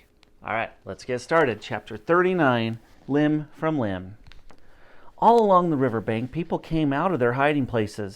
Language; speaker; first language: English; native; English